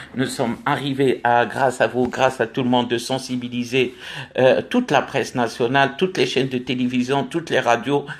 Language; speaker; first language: French; non-native, local second language; Arabic